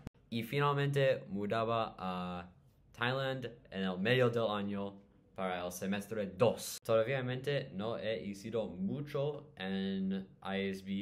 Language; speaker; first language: Spanish; non-native, learner; English